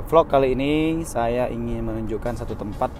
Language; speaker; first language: Indonesian; native; Indonesian